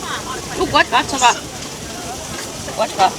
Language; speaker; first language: Chinese; native; Chinese